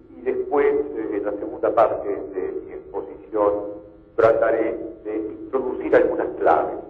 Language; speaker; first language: Spanish; native; Spanish